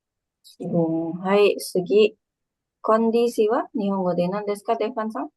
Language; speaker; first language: Indonesian; native; Indonesian